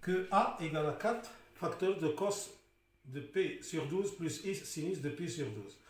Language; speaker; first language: French; non-native, local second language; Arabic